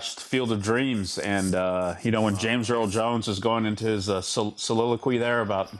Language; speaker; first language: English; native; English